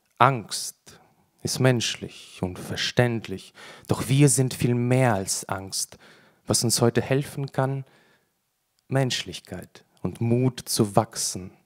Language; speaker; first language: German; early bilingual, other home language; Russian